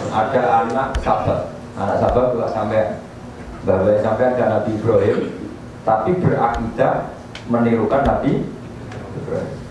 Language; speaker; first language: Malay; non-native, local second language; Javanese